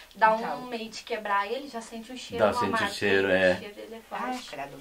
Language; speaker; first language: Portuguese; native; Portuguese